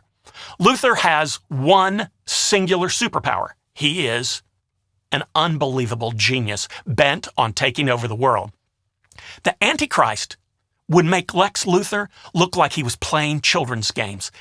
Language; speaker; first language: English; native; English